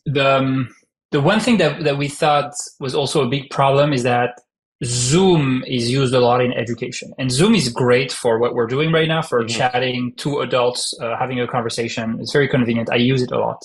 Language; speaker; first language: English; non-native, fluent; French